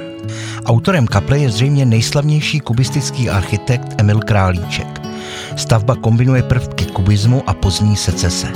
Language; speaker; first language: Czech; native; Czech